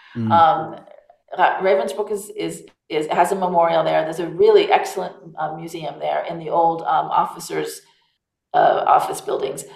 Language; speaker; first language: English; native; English